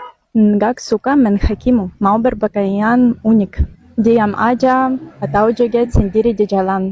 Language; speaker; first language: Indonesian; non-native, fluent; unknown